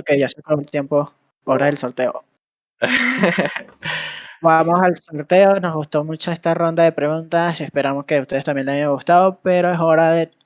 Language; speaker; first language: Spanish; native; Spanish